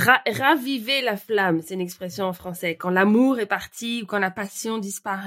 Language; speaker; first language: French; native; French